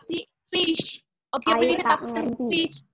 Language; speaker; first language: English; non-native, fluent; Indonesian